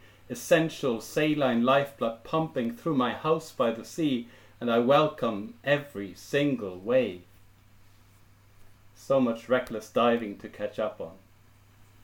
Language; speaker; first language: English; non-native, fluent; German